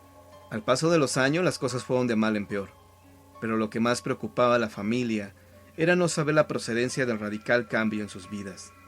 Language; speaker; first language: Spanish; native; Spanish